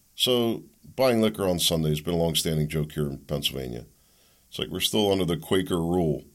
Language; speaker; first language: English; early bilingual, other home language; German